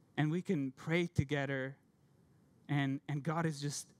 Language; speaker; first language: English; non-native, fluent; Hungarian